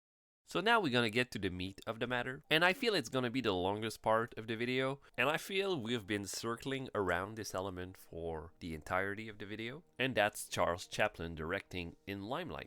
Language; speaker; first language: English; non-native, fluent; French